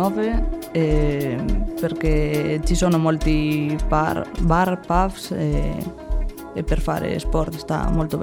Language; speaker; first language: Italian; non-native, learner; Spanish